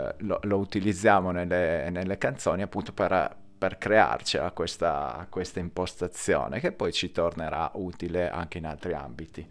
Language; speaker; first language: Italian; native; Italian